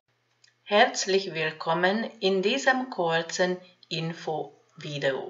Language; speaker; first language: German; non-native, fluent; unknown